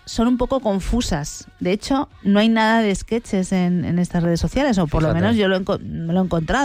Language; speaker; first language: Spanish; native; Spanish